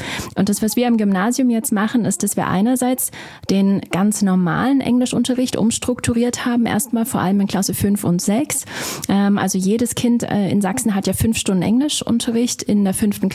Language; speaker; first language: German; native; German